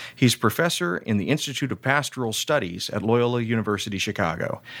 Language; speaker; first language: English; native; English